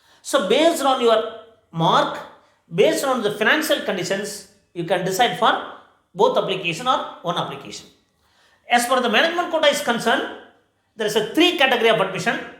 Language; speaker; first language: English; non-native, local second language; Tamil